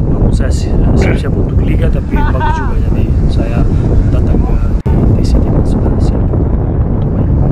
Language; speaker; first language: Indonesian; non-native, fluent; Serbian